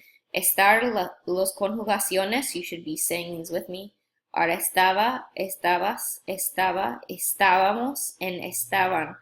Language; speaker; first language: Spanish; non-native, fluent; English